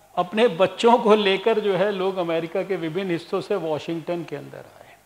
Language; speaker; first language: Hindi; native; Hindi